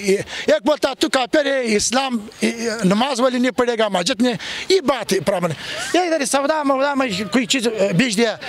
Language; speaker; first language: Hindi; non-native, learner; Pashto